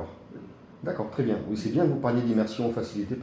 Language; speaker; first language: French; native; French